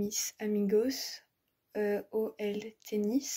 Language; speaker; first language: Spanish; non-native, learner; French